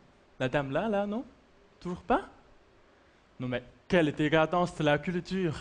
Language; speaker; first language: French; non-native, fluent; Chinese